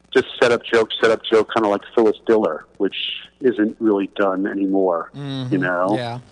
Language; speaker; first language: English; native; English